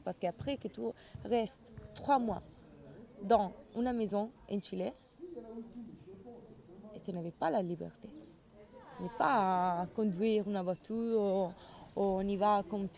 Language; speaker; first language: French; non-native, learner; Italian